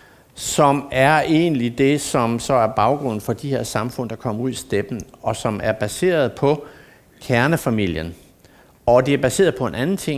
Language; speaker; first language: Danish; native; Danish